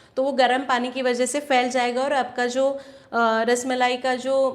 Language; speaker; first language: Hindi; non-native, local second language; Marathi